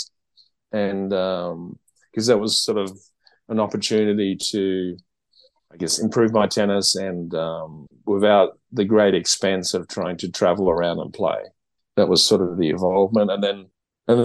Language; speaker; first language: English; native; English